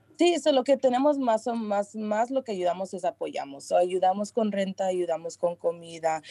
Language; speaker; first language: Spanish; early bilingual, heritage; Spanish